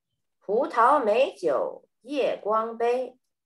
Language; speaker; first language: Chinese; early bilingual, heritage; Chinese